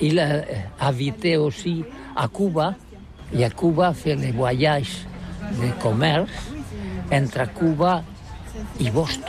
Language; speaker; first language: French; non-native, learner; Catalan